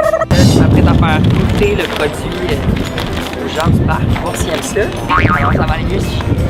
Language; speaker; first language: French; native; French